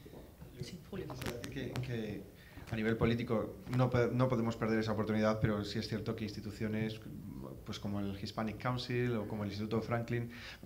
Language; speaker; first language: Spanish; native; Spanish